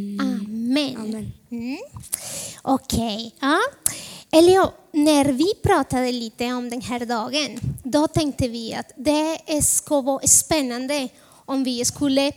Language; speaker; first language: Swedish; non-native, fluent; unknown